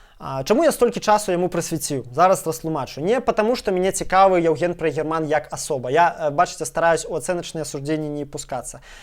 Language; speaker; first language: Belarusian; non-native, local second language; Russian